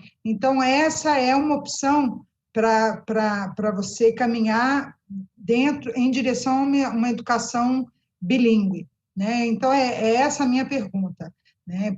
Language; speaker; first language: Portuguese; native; Portuguese